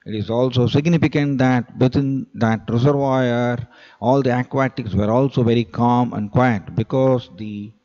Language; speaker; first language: English; non-native, local second language; Tamil